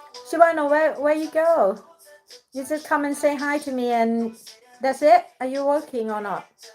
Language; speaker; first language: English; non-native, fluent; Thai